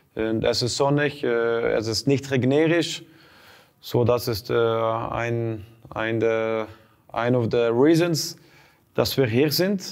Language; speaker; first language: German; non-native, learner; Dutch